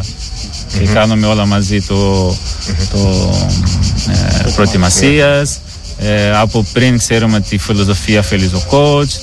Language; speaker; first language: Greek; non-native, learner; Portuguese